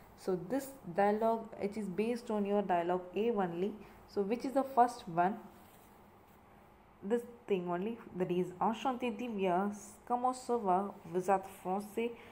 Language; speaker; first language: English; non-native, local second language; Tamil